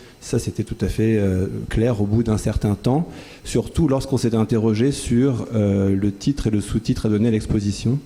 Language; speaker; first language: French; native; French